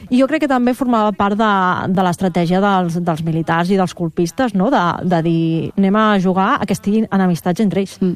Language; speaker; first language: Catalan; native; Catalan